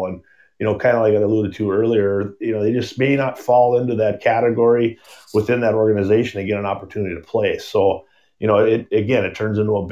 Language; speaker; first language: English; native; English